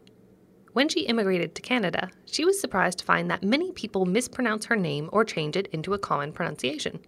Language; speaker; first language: English; native; English